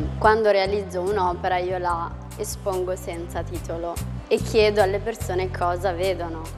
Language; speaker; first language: Italian; non-native, fluent; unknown